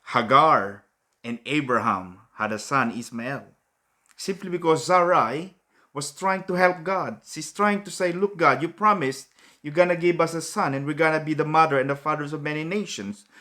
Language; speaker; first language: English; non-native, local second language; Filipino